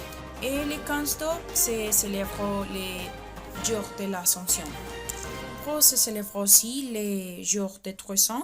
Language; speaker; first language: French; non-native, learner; Spanish